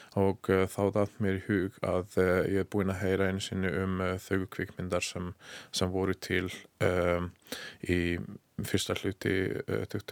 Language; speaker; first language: Icelandic; non-native, learner; Hungarian